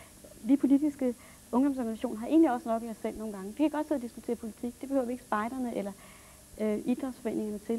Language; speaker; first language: Danish; native; Danish